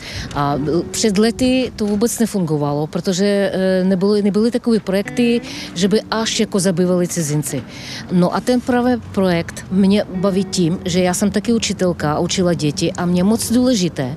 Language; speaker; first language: Czech; non-native, fluent; Russian